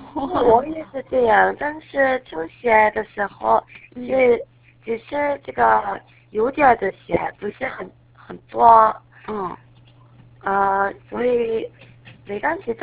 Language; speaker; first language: Chinese; non-native, learner; Korean